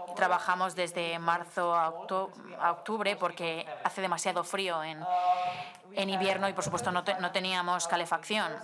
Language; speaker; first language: Spanish; non-native, fluent; Slovenian